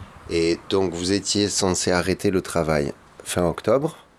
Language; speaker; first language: French; native; French